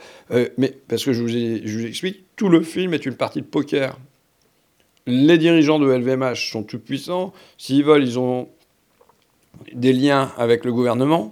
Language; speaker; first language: French; native; French